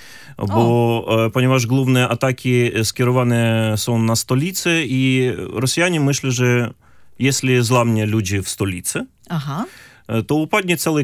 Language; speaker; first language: Polish; non-native, learner; Ukrainian